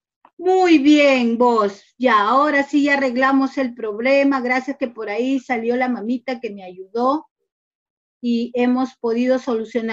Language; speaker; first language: Spanish; native; Spanish